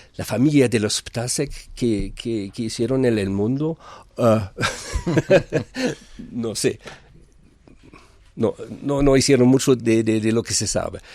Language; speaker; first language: Spanish; non-native, fluent; German